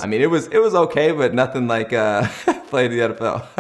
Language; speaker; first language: English; native; English